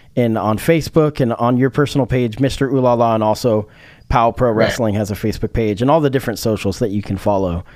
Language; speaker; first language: English; native; English